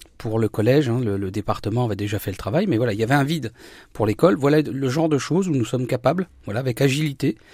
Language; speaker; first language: French; native; French